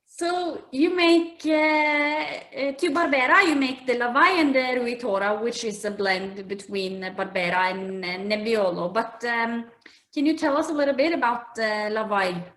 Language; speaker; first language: English; non-native, fluent; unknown